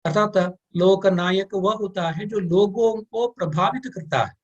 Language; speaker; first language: Hindi; non-native, local second language; Kannada